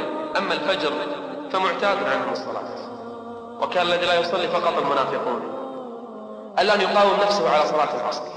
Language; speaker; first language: Arabic; native; Arabic